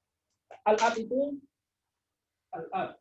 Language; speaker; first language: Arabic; non-native, fluent; Indonesian